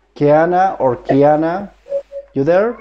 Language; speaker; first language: English; non-native, fluent; Spanish